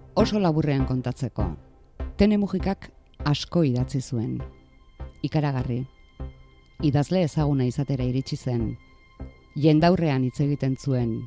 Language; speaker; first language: Basque; native; Basque